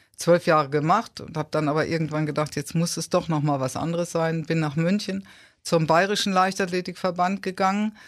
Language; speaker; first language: German; native; German